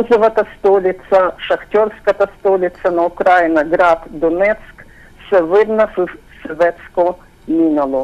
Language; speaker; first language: Bulgarian; non-native, fluent; Ukrainian